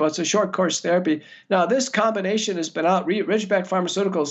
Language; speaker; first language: English; native; English